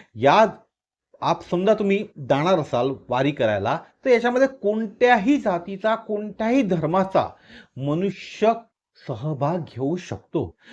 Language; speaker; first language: Marathi; native; Marathi